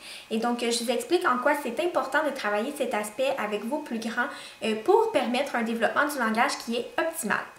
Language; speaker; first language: French; native; French